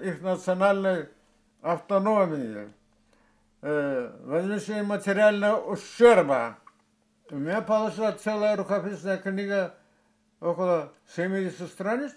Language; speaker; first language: Russian; non-native, local second language; Karachay-Balkar